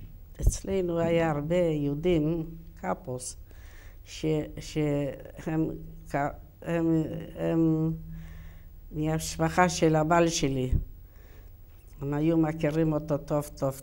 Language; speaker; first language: Hebrew; non-native, learner; Yiddish